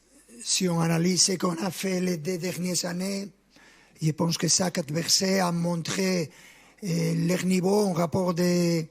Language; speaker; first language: French; non-native, fluent; Spanish